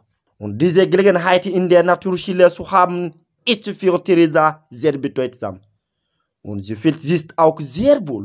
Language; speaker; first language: German; non-native, learner; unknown